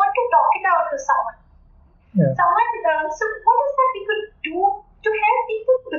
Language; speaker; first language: English; non-native, local second language; Hindi